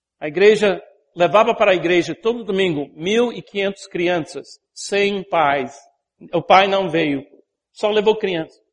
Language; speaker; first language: Portuguese; non-native, fluent; English